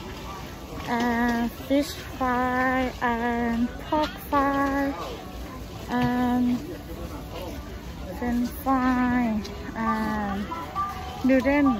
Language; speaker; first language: English; non-native, learner; Thai